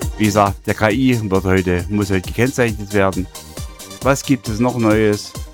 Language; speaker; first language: German; native; German